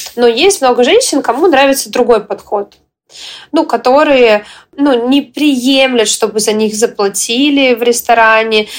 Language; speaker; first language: Russian; non-native, fluent; Ukrainian